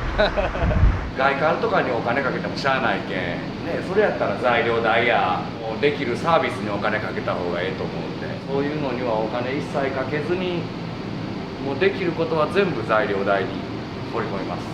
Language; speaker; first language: Japanese; native; Japanese